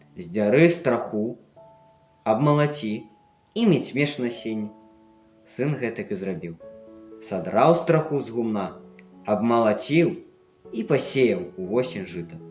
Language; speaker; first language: Belarusian; native; Belarusian